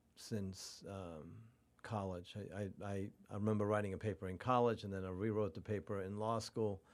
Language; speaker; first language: English; non-native, fluent; Norwegian